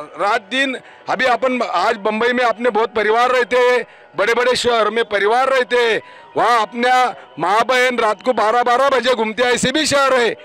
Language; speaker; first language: Hindi; non-native, local second language; Marathi